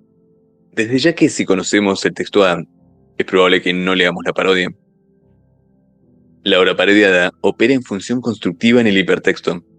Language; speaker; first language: Spanish; native; Spanish